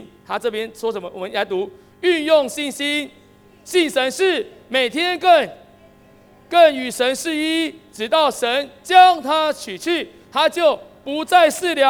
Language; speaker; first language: Chinese; native; Chinese